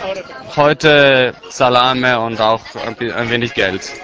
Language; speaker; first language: German; non-native, learner; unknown